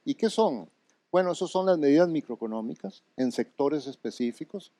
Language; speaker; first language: Spanish; native; Spanish